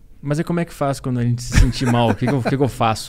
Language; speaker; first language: Portuguese; native; Portuguese